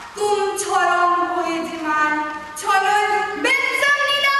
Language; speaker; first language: Korean; non-native, fluent; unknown